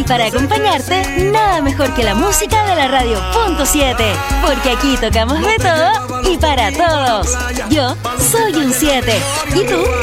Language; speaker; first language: Spanish; native; Spanish